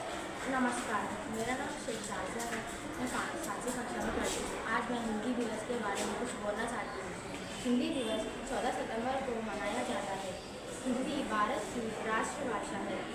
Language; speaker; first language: Hindi; non-native, local second language; Telugu